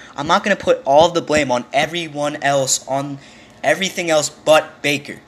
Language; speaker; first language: English; native; English